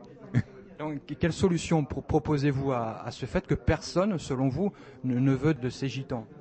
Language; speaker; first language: French; native; French